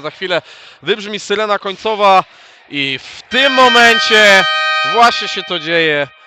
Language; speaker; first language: Polish; native; Polish